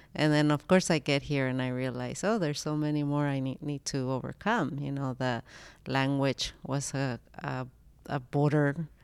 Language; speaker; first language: English; early bilingual, other home language; Spanish